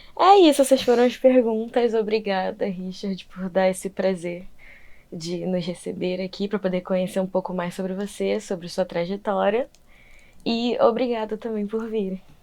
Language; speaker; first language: Portuguese; native; Portuguese